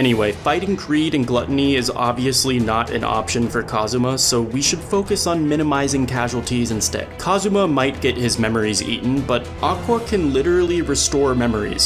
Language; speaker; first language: English; native; English